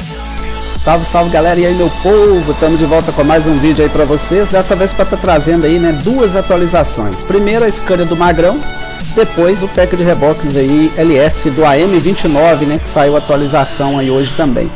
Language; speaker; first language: Portuguese; native; Portuguese